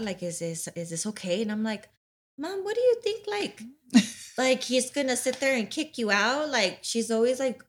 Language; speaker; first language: English; native; English